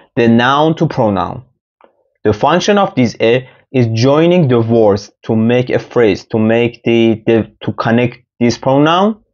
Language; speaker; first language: English; non-native, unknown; Persian